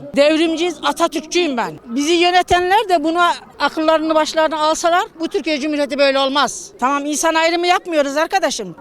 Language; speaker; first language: Turkish; native; Turkish